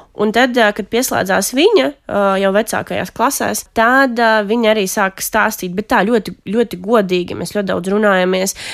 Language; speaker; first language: Latvian; non-native, local second language; Russian